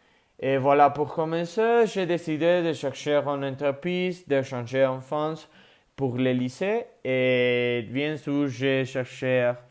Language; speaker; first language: French; non-native, learner; Spanish